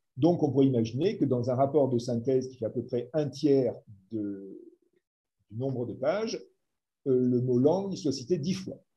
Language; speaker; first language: French; native; French